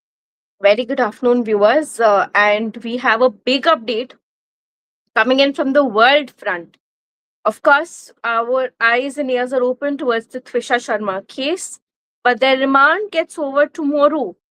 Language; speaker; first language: English; non-native, local second language; Hindi